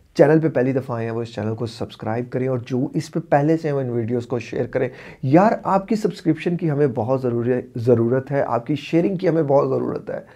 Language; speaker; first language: Urdu; native; Urdu